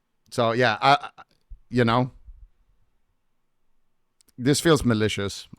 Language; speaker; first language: English; native; English